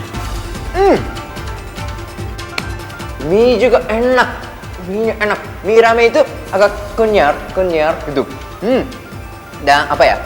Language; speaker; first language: Indonesian; non-native, fluent; Japanese